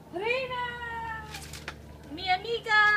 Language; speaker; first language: Spanish; non-native, learner; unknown